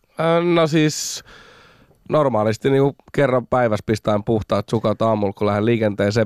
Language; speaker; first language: Finnish; early bilingual, other home language; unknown